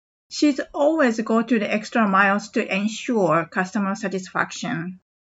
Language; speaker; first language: English; non-native, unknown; Japanese